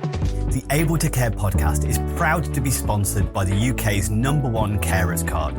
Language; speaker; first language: English; native; English